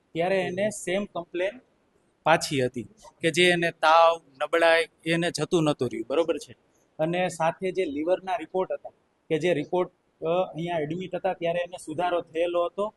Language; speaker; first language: Gujarati; native; Gujarati